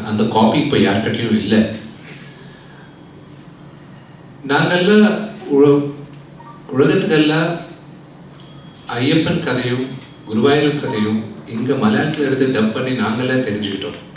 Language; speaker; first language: Tamil; non-native, local second language; Telugu